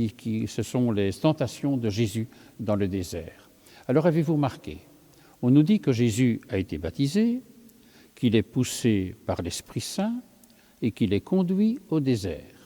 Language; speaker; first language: French; native; French